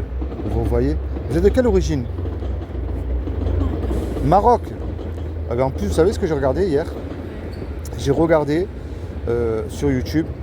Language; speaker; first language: French; native; French